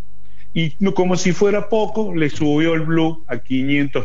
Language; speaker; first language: Spanish; native; Spanish